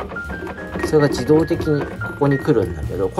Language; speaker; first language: Japanese; native; Japanese